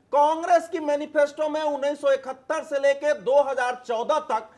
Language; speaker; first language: Hindi; native; Hindi